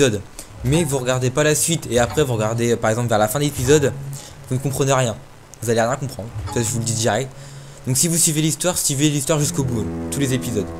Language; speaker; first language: French; native; French